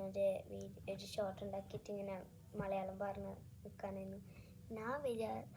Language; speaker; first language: Malayalam; early bilingual, heritage; Malayalam